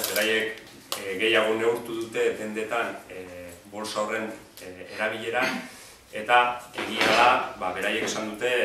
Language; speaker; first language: Basque; native; Basque